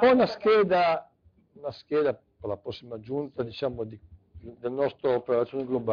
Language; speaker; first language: Italian; native; Italian